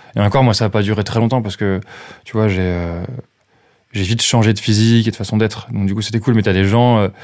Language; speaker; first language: French; native; French